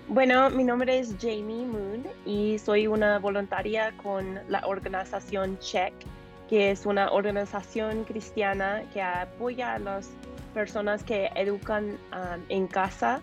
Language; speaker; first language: Spanish; non-native, fluent; English